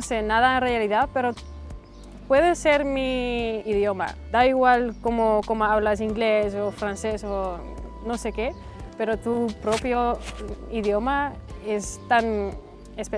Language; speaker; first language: Spanish; non-native, fluent; Dutch